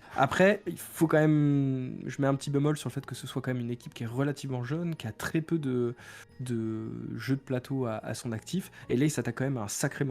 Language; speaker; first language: French; native; French